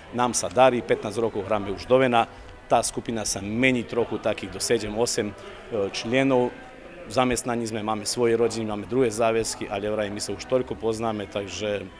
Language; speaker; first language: Slovak; native; Slovak